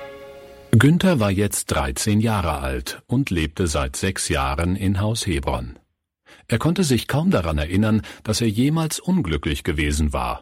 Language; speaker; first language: German; native; German